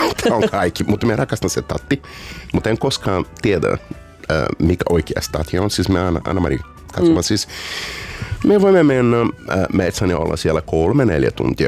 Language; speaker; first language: Finnish; non-native, learner; Portuguese